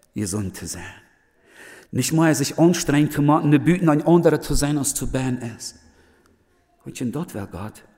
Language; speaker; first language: German; early bilingual, other home language; Plautdietsch